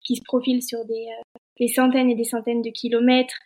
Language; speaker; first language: French; native; French